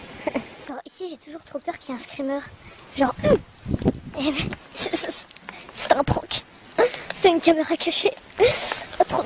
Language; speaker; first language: French; native; French